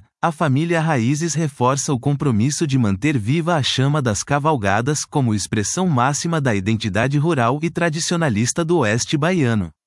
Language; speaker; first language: Portuguese; native; Portuguese